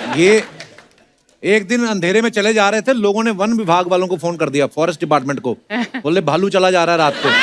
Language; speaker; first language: Hindi; non-native, local second language; Punjabi